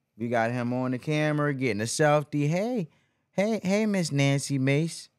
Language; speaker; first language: English; native; English